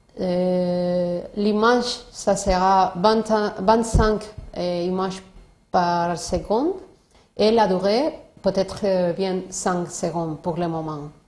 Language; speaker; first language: French; non-native, learner; Spanish